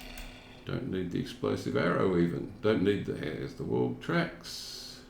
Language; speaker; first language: English; native; English